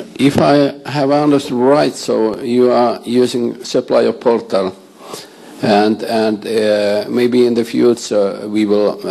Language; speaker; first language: English; non-native, fluent; Finnish